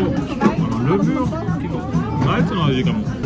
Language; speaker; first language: Japanese; non-native, learner; French